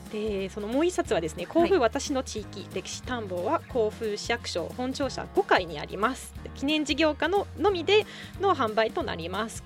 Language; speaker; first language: Japanese; non-native, fluent; French